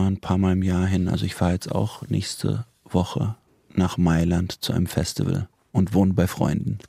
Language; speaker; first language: German; native; German